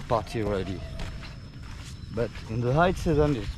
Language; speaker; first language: English; non-native, learner; French